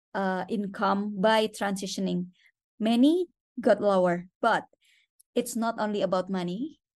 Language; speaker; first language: English; non-native, fluent; Indonesian